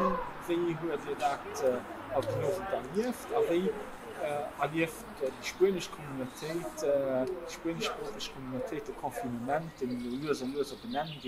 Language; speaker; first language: German; non-native, local second language; Luxembourgish